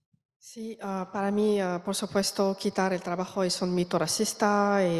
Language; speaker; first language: Spanish; non-native, learner; Arabic